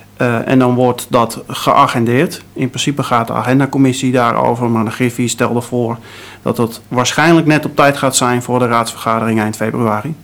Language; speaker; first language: Dutch; native; Dutch